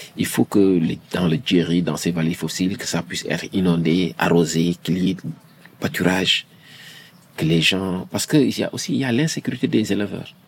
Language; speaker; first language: French; non-native, local second language; Wolof